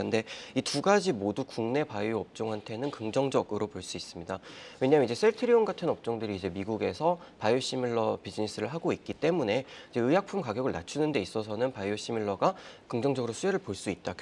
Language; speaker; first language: Korean; native; Korean